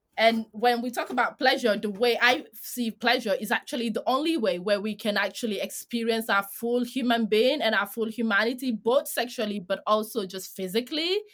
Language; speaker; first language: English; non-native, fluent; Greek